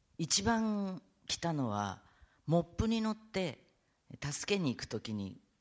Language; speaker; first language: Japanese; native; Japanese